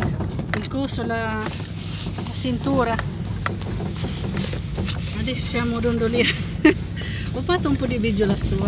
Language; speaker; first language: Italian; non-native, fluent; Filipino